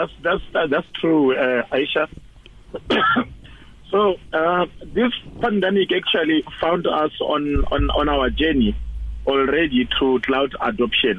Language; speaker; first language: English; non-native, local second language; Northern Sotho